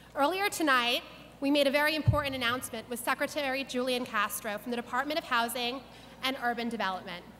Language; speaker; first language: English; native; English